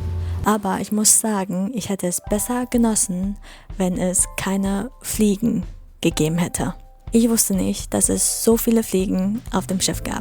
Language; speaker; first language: German; non-native, fluent; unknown